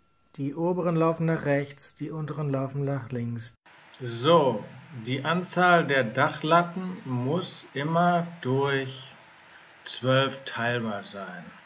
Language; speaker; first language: German; native; German